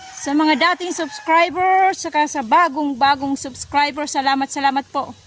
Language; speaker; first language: Filipino; non-native, local second language; Waray